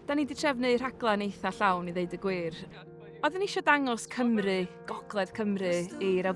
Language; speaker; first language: Welsh; native; Welsh